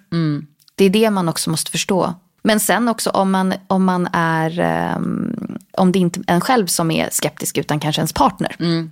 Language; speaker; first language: Swedish; native; Swedish